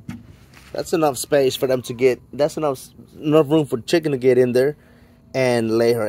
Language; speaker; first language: English; native; English